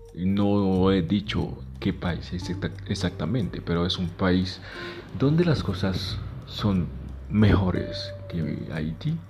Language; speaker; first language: Spanish; non-native, fluent; Haitian Creole